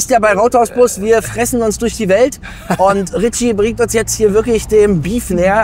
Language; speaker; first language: German; native; German